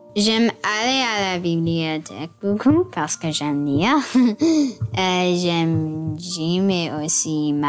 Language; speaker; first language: French; early bilingual, other home language; English